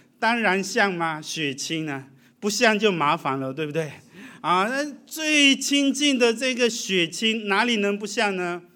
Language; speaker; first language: Chinese; early bilingual, heritage; Chinese